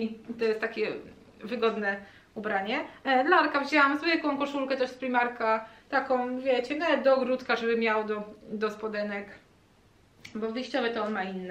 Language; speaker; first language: Polish; native; Polish